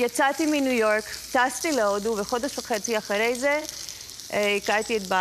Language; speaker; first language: Hebrew; non-native, fluent; Greek